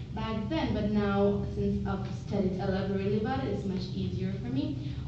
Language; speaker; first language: English; non-native, local second language; Bangla